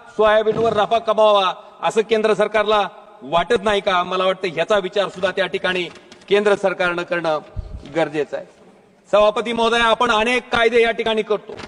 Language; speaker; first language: Marathi; native; Marathi